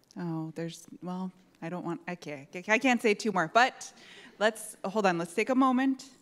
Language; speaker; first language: English; native; English